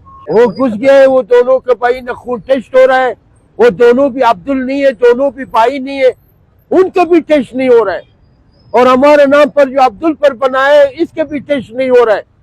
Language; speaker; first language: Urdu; non-native, local second language; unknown